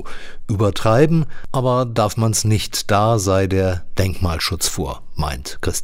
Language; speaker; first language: German; native; German